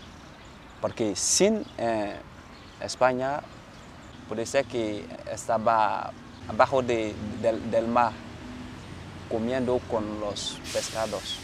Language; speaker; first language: Spanish; non-native, learner; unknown